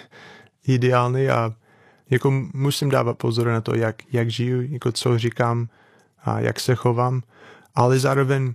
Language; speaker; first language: Czech; non-native, fluent; English